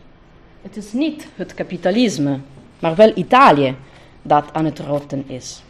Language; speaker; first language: Dutch; non-native, fluent; Italian